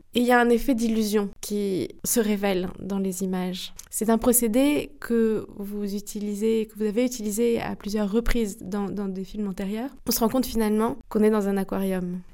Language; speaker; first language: French; native; French